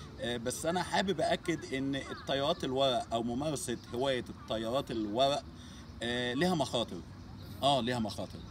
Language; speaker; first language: Arabic; native; Arabic